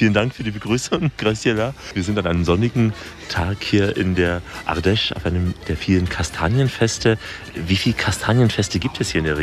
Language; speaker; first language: German; native; German